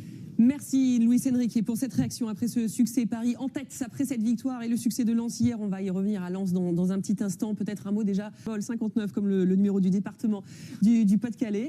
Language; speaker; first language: French; native; French